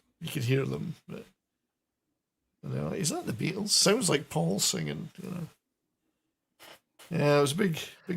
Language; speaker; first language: English; native; English